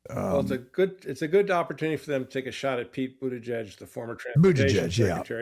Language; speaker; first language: English; native; English